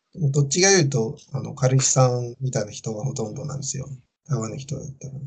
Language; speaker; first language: Japanese; non-native, fluent; Chinese